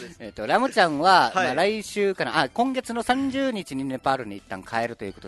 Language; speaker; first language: Japanese; native; Japanese